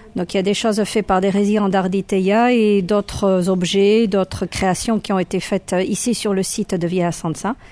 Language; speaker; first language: French; native; French